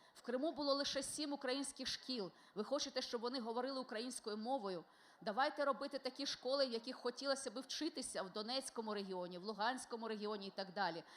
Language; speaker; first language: Ukrainian; non-native, local second language; Russian